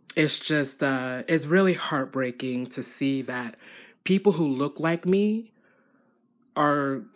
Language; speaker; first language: English; native; English